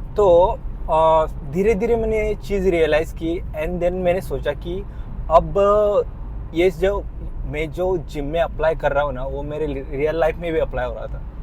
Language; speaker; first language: Hindi; non-native, local second language; Marathi